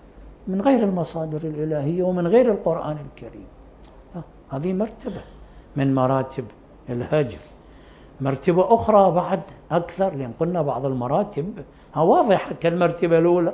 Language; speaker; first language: Arabic; native; Arabic